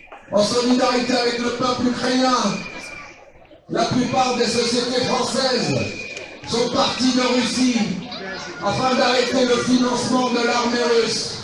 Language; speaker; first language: French; non-native, fluent; Ukrainian